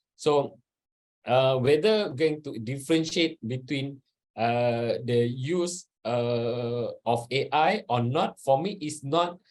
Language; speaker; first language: English; non-native, local second language; Malay